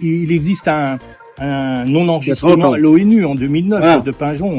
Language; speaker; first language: French; native; French